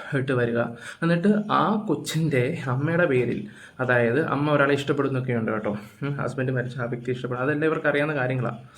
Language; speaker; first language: Malayalam; native; Malayalam